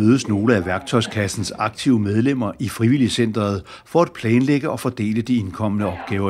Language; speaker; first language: Danish; native; Danish